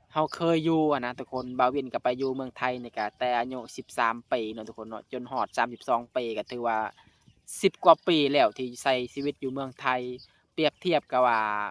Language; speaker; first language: Lao; native; Lao